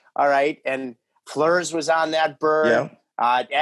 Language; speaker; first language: English; native; English